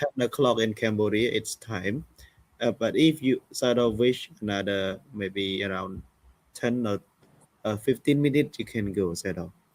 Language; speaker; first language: English; non-native, fluent; Khmer